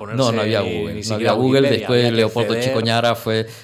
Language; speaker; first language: Spanish; native; Spanish